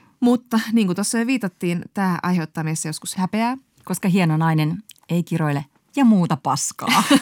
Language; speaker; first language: Finnish; native; Finnish